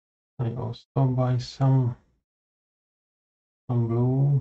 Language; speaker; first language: English; non-native, fluent; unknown